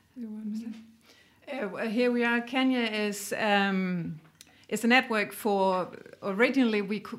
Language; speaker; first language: English; non-native, fluent; Danish